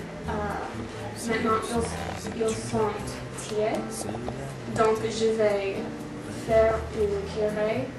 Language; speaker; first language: French; non-native, learner; English